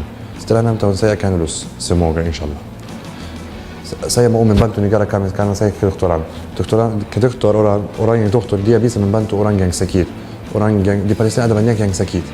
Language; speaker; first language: Indonesian; non-native, learner; Arabic